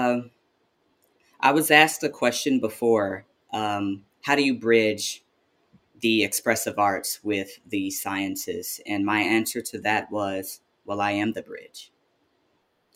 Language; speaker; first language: English; native; English